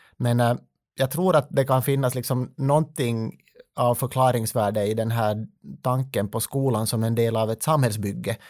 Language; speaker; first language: Swedish; native; Swedish